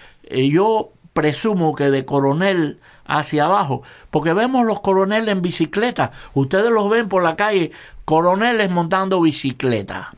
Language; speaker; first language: Spanish; native; Spanish